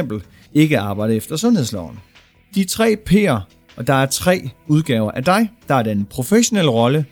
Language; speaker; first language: Danish; native; Danish